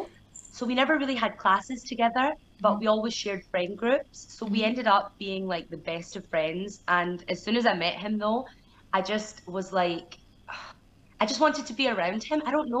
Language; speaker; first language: English; native; English